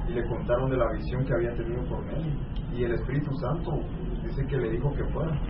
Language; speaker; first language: Spanish; native; Spanish